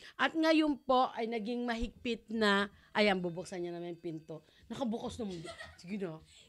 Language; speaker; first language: Filipino; native; Filipino